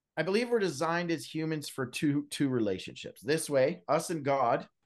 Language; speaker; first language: English; native; English